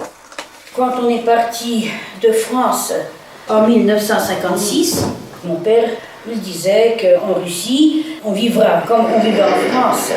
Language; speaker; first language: French; early bilingual, heritage; Russian